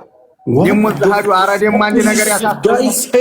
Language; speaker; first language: English; non-native, fluent; Amharic